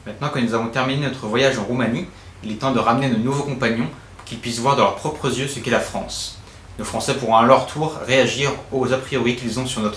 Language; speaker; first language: French; native; French